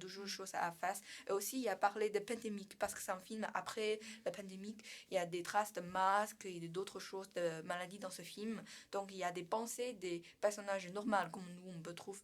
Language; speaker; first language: French; non-native, learner; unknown